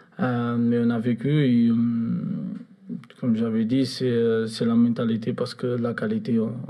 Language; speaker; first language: French; non-native, fluent; Portuguese